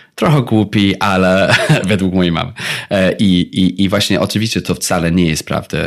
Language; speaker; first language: Polish; non-native, fluent; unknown